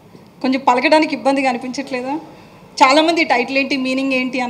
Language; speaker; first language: Telugu; native; Telugu